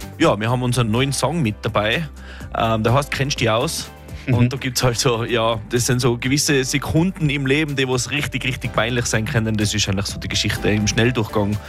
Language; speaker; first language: German; native; German